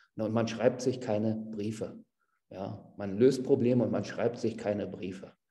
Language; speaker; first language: German; native; German